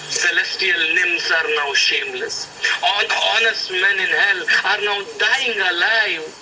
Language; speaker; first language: English; non-native, local second language; Marathi